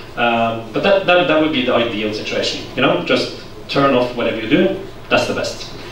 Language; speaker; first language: English; non-native, fluent; Norwegian